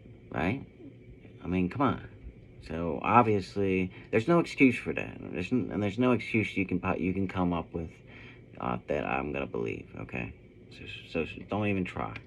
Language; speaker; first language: English; native; English